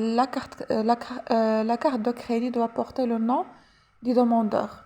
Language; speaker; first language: French; non-native, local second language; Arabic